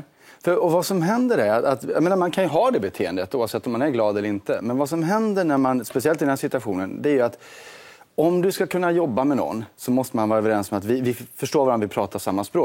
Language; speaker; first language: Swedish; native; Swedish